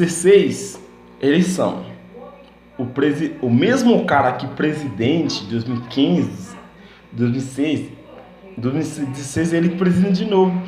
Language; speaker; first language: Portuguese; non-native, learner; Haitian Creole